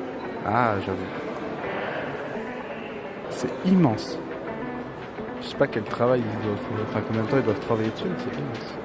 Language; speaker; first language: French; native; French